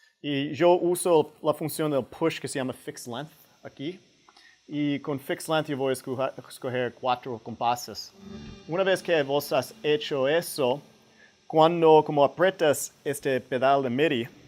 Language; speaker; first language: Spanish; non-native, fluent; English